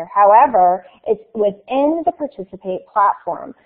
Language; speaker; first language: English; native; English